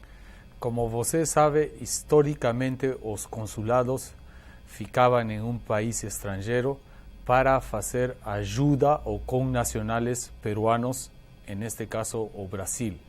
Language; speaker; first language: Portuguese; non-native, learner; Spanish